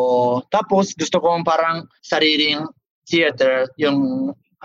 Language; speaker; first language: Filipino; non-native, learner; Japanese